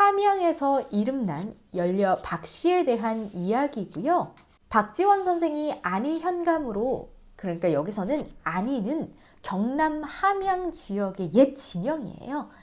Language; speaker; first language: Korean; native; Korean